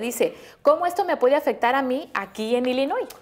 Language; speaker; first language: Spanish; native; Spanish